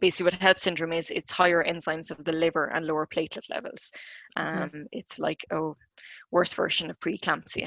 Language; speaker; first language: English; native; English